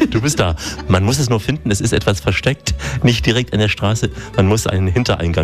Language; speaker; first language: German; native; German